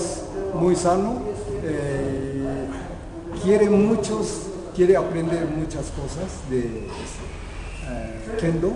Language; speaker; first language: Spanish; non-native, learner; Japanese